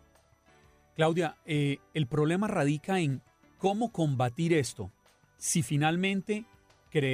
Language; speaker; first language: Spanish; native; Spanish